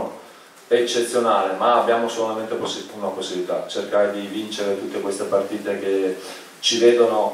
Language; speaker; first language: Italian; native; Italian